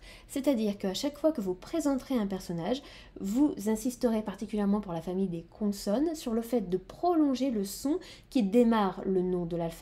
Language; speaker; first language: French; native; French